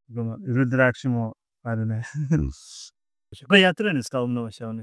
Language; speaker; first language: Japanese; non-native, learner; Hindi